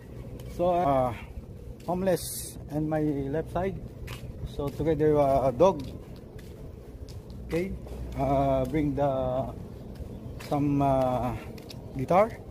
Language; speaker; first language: English; non-native, learner; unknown